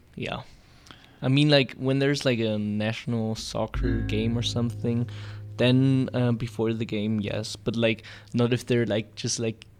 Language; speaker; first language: English; non-native, fluent; German